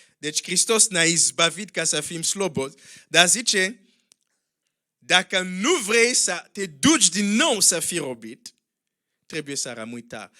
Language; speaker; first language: Romanian; non-native, fluent; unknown